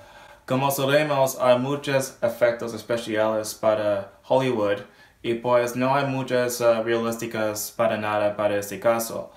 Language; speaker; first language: Spanish; non-native, learner; English